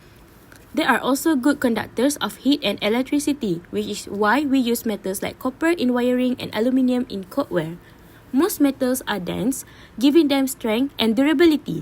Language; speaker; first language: English; non-native, local second language; Malay